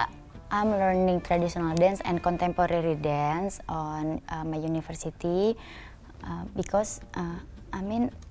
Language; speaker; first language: English; non-native, learner; Indonesian